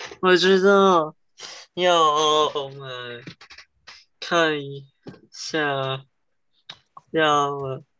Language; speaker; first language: Chinese; early bilingual, heritage; Chinese